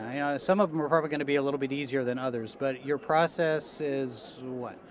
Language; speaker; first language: English; native; English